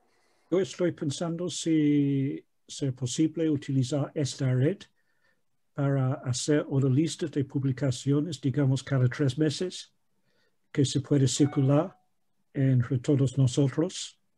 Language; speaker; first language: Spanish; non-native, fluent; English